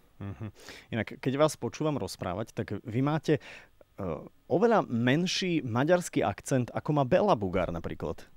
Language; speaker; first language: Slovak; native; Slovak